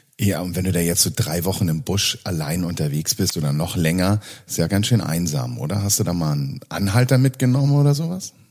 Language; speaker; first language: German; native; German